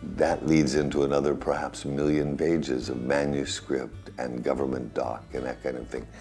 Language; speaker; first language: English; native; English